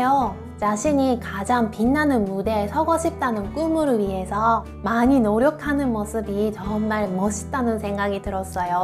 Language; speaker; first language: Korean; non-native, fluent; Japanese